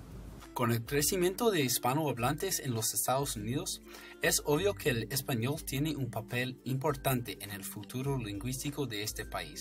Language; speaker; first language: Spanish; non-native, fluent; English